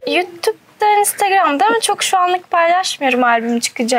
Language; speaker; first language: Turkish; early bilingual, heritage; Turkish